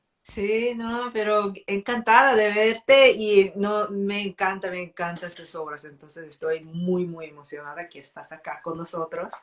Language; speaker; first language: Spanish; non-native, fluent; Korean